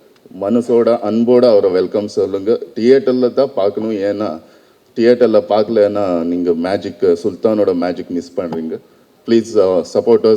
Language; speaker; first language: Tamil; non-native, learner; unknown